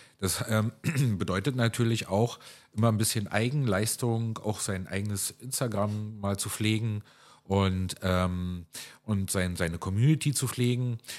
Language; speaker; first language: German; native; German